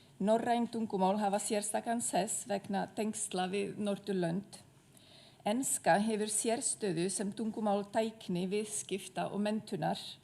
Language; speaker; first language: Icelandic; non-native, fluent; Czech